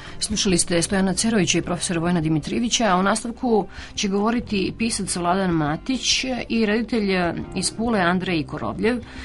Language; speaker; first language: Serbian; native; Serbian